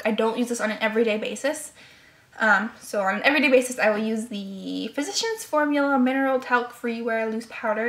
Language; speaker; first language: English; native; English